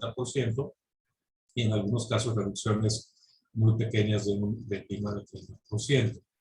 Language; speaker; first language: Spanish; native; Spanish